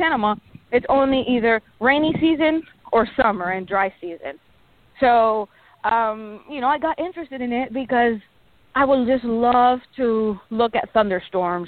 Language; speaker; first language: English; non-native, fluent; Spanish